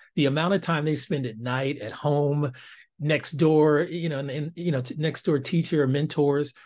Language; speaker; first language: English; native; English